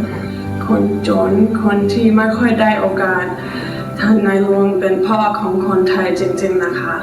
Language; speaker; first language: Thai; non-native, fluent; English